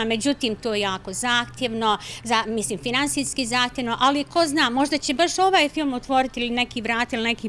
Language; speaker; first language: Bosnian; native; Bosnian